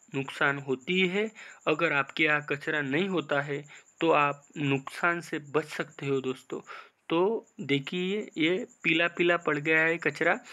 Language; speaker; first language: Hindi; non-native, local second language; Marathi